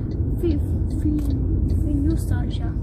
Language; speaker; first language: Arabic; native; Arabic